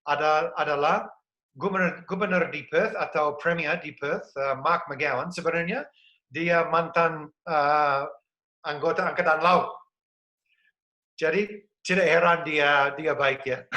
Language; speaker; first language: Indonesian; non-native, fluent; English